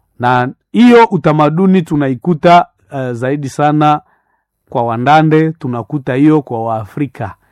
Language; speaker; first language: Swahili; non-native, local second language; Nande